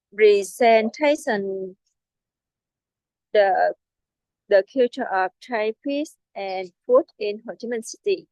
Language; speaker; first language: English; non-native, learner; Vietnamese